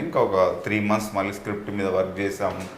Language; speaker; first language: Telugu; native; Telugu